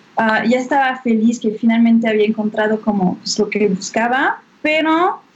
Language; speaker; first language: Spanish; non-native, fluent; French